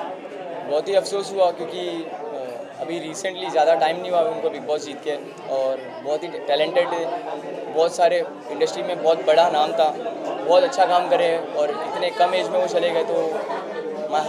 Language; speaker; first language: Hindi; native; Hindi